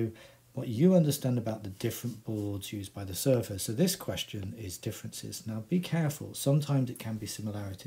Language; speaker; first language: English; native; English